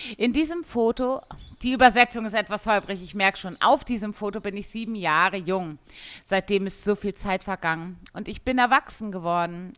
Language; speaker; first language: German; native; German